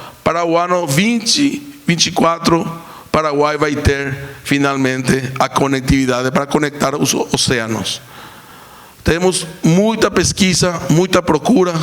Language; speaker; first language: Portuguese; non-native, fluent; Spanish